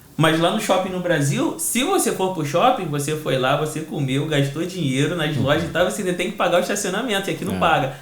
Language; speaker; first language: Portuguese; native; Portuguese